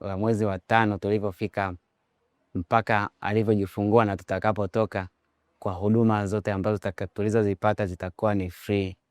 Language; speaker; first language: Swahili; native; Swahili